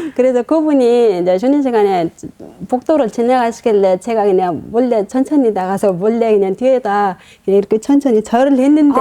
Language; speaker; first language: Korean; non-native, fluent; Mongolian